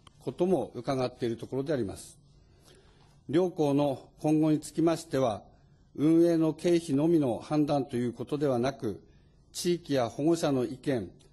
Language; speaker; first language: Japanese; native; Japanese